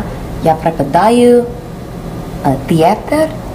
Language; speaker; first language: Russian; non-native, learner; English